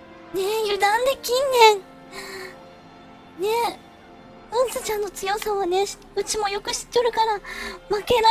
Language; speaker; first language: Japanese; native; Japanese